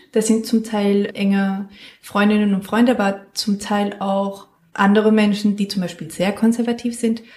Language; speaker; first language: German; non-native, fluent; Spanish